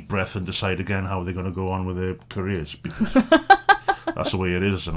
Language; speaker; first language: English; native; English